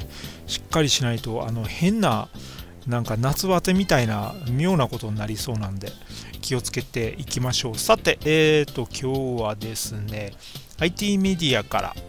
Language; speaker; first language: Japanese; native; Japanese